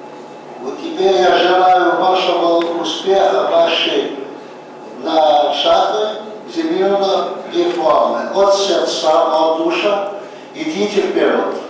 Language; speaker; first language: Russian; early bilingual, heritage; Russian